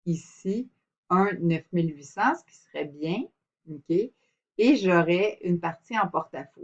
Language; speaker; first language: French; native; French